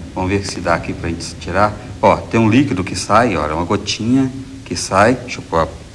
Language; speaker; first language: Portuguese; native; Portuguese